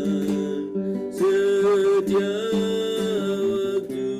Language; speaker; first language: Indonesian; native; Indonesian